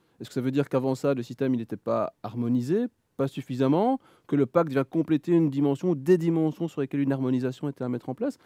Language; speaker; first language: French; native; French